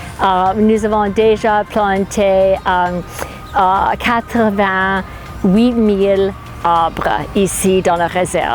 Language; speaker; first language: French; non-native, fluent; English